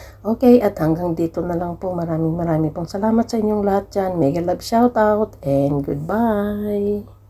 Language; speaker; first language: Filipino; native; Filipino